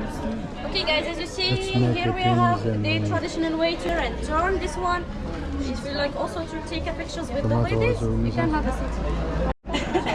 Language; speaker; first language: English; non-native, fluent; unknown